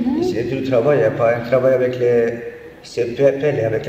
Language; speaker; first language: French; non-native, learner; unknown